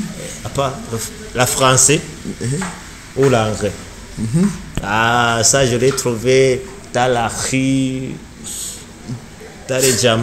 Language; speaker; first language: French; non-native, learner; Rundi